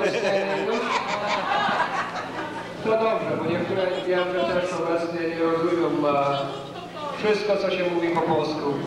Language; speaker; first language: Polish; early bilingual, heritage; English